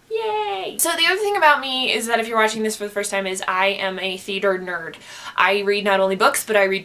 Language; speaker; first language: English; native; English